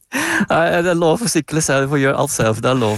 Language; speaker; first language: Norwegian; non-native, fluent; Dutch